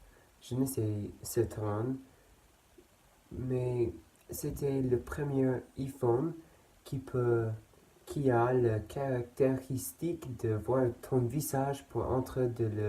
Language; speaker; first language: French; non-native, learner; English